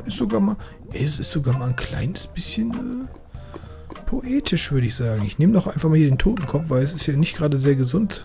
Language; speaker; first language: German; native; German